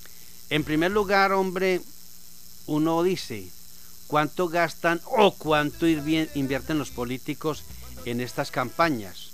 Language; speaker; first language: Spanish; native; Spanish